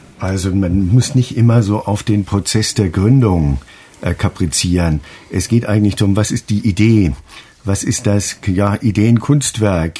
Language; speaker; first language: German; native; German